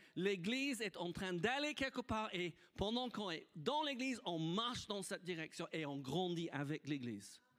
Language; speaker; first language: French; non-native, fluent; English